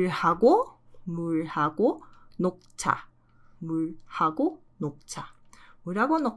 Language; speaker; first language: Korean; non-native, fluent; Portuguese